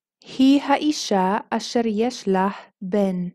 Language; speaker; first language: Hebrew; non-native, fluent; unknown